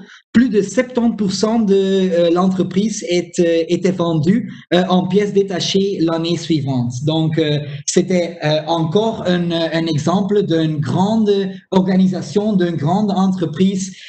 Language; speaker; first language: French; non-native, local second language; Dutch